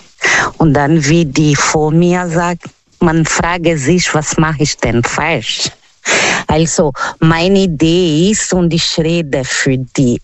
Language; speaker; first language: German; non-native, fluent; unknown